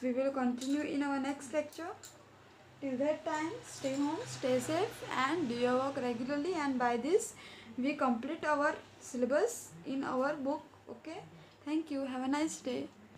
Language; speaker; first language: English; non-native, local second language; Gujarati